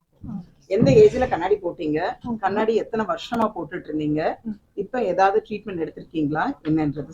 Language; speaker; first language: Tamil; native; Tamil